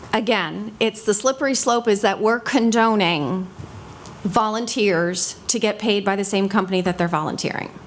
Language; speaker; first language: English; native; English